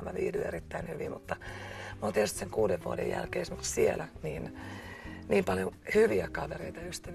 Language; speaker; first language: Finnish; native; Finnish